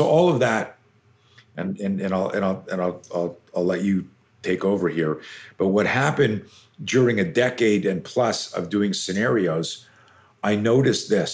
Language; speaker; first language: English; native; English